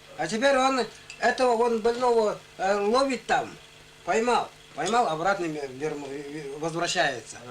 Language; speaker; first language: Russian; non-native, local second language; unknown